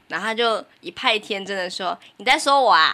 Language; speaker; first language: Chinese; native; Chinese